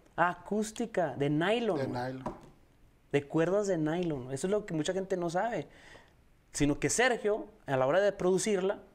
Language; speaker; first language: Spanish; native; Spanish